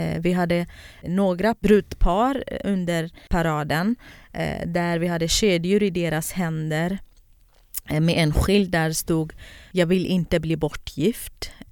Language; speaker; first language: Swedish; non-native, fluent; Kurdish